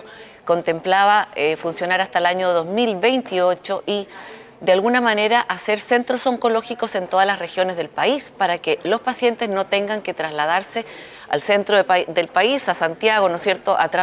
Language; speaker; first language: Spanish; native; Spanish